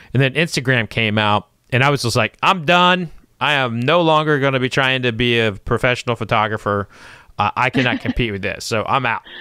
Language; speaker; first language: English; native; English